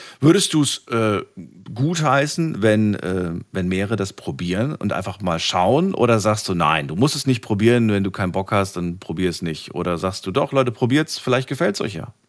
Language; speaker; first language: German; native; German